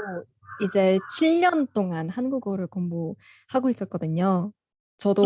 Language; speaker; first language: Korean; non-native, fluent; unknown